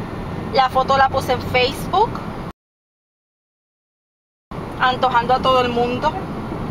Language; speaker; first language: Spanish; native; Spanish